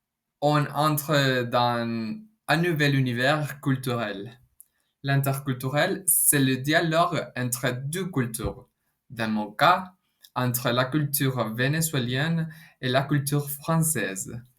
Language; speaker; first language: French; non-native, fluent; Spanish